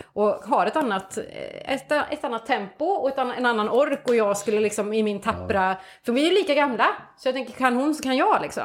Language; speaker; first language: Swedish; native; Swedish